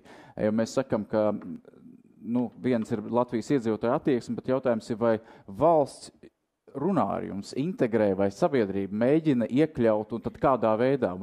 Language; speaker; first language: Latvian; native; Latvian